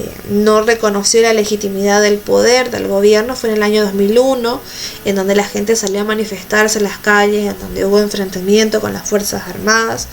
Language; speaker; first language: Spanish; native; Spanish